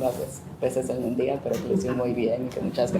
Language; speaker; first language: Spanish; early bilingual, heritage; Spanish